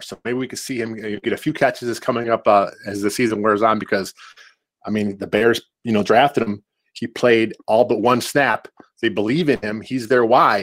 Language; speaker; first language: English; native; English